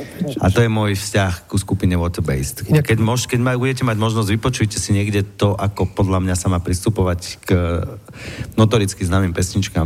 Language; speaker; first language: Slovak; native; Slovak